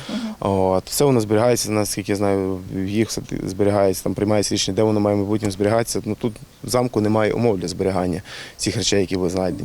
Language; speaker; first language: Ukrainian; native; Ukrainian